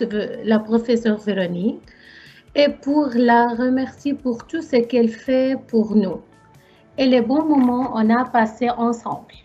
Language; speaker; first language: French; non-native, learner; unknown